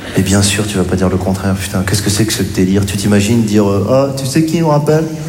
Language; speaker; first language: French; native; French